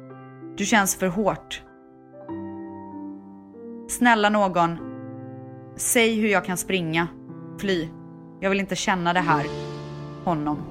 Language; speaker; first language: Swedish; native; Swedish